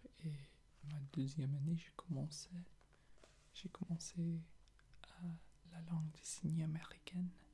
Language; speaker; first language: French; non-native, fluent; English